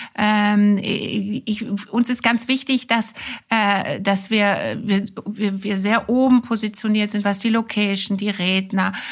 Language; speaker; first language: German; native; German